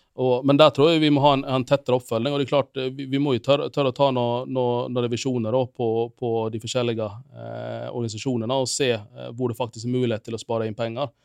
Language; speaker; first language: Norwegian; non-native, fluent; Finnish